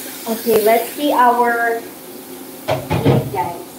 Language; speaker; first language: English; non-native, local second language; Filipino